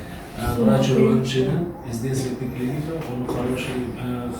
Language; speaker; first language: Russian; non-native, learner; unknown